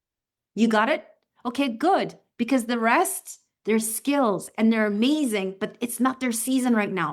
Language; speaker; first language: English; native; English